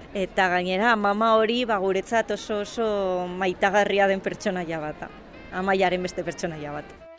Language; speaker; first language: Basque; native; Basque